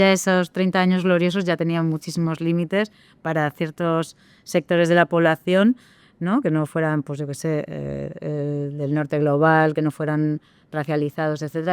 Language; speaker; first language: Spanish; native; Spanish